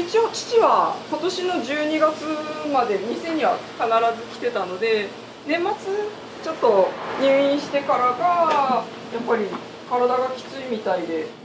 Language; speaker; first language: Japanese; native; Japanese